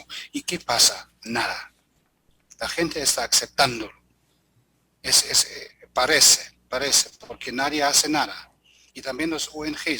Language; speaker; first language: Spanish; non-native, fluent; German